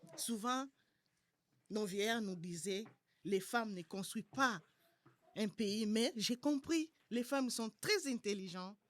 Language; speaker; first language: French; non-native, local second language; Lingala